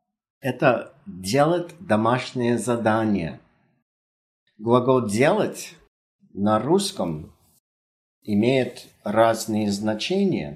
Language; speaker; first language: Russian; non-native, fluent; English